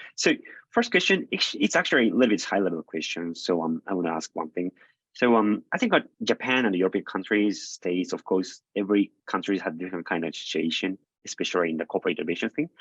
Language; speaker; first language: English; non-native, fluent; Japanese